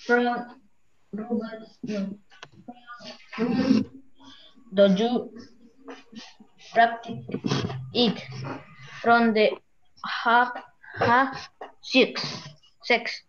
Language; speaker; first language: English; non-native, learner; Spanish